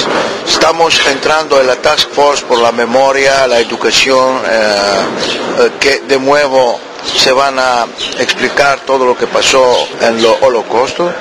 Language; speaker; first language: Spanish; early bilingual, heritage; Ladino